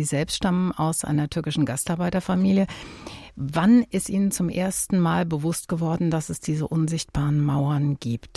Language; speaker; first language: German; native; German